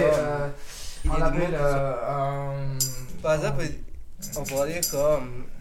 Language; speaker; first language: French; non-native, learner; Urdu